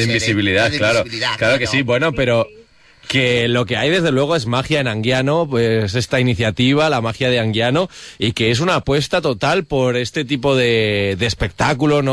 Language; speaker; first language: Spanish; native; Spanish